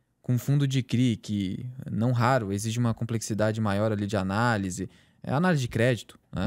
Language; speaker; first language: Portuguese; native; Portuguese